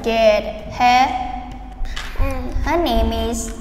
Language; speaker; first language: English; non-native, fluent; Vietnamese